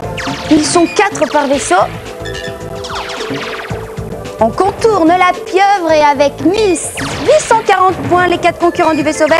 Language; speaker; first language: French; native; French